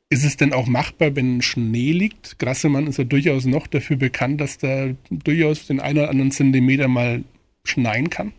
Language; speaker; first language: German; native; German